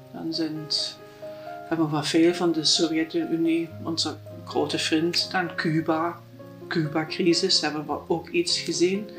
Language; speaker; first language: Dutch; non-native, fluent; German